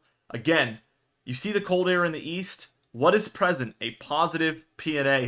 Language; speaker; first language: English; native; English